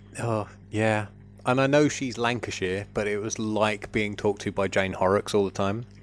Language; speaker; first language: English; native; English